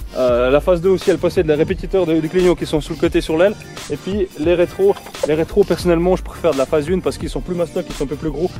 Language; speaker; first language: French; native; French